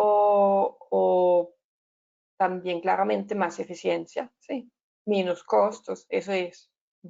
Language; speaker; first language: Spanish; non-native, learner; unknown